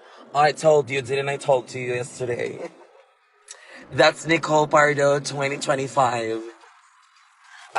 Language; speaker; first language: English; non-native, local second language; Cebuano